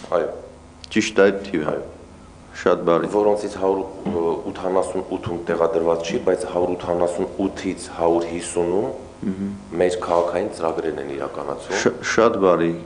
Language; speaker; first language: Armenian; native; Armenian